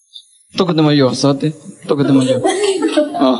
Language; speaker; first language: Japanese; non-native, fluent; Chinese